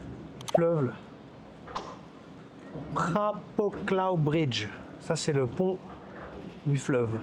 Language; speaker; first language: French; native; French